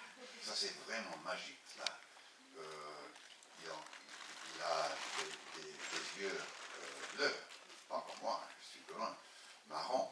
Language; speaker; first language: French; non-native, learner; English